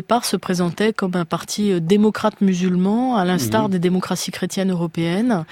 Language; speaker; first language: French; native; French